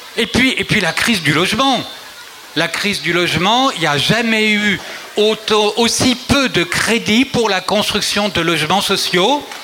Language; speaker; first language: French; native; French